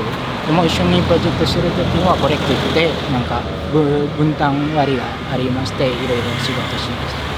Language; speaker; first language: Japanese; non-native, fluent; Indonesian